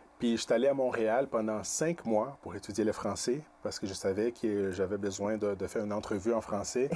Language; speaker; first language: French; non-native, fluent; Portuguese